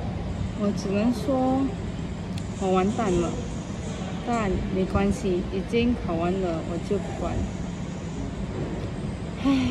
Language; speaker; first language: Chinese; non-native, local second language; English